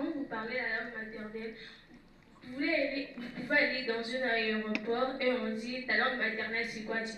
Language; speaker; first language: French; non-native, local second language; Lingala